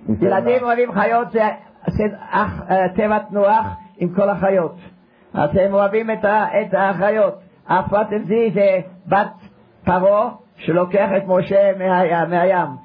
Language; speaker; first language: Hebrew; non-native, fluent; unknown